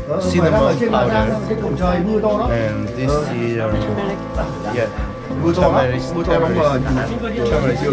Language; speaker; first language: English; non-native, learner; Vietnamese